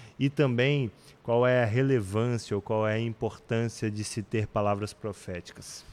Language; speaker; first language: Portuguese; native; Portuguese